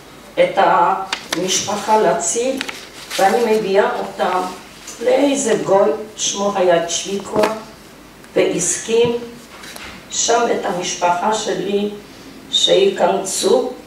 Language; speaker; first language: Hebrew; non-native, fluent; Polish